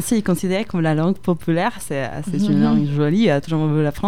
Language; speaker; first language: French; non-native, fluent; Slovak